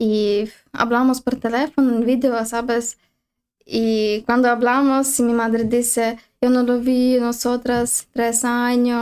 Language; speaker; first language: Spanish; non-native, learner; Ukrainian